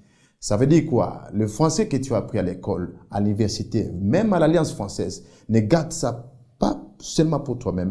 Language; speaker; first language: French; non-native, fluent; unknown